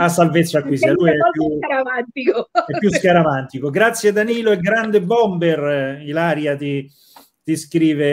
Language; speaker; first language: Italian; native; Italian